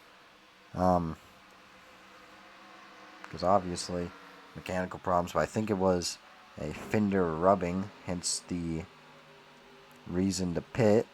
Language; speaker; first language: English; native; English